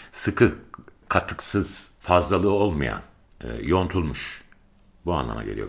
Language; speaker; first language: Turkish; native; Turkish